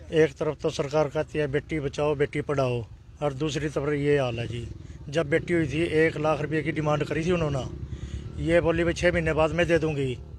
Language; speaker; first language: Hindi; native; Hindi